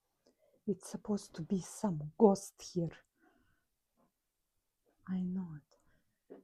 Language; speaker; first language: English; non-native, learner; Russian